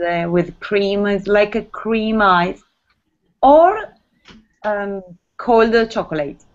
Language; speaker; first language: English; non-native, learner; Italian